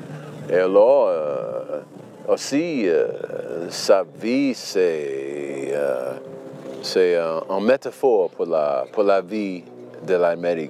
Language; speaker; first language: French; non-native, learner; English